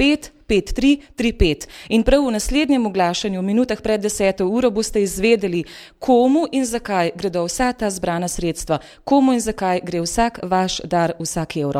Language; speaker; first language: Slovenian; native; Slovenian